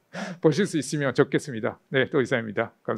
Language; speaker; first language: Korean; non-native, fluent; Japanese